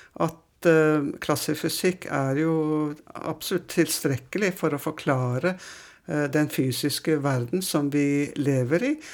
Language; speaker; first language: Norwegian; native; Norwegian